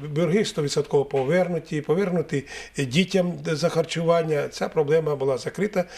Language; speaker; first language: Ukrainian; native; Ukrainian